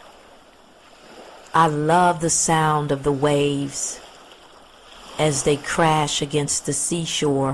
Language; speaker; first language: English; native; English